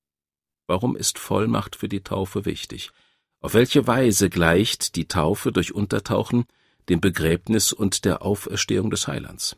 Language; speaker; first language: German; native; German